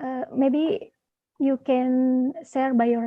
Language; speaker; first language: English; non-native, learner; Indonesian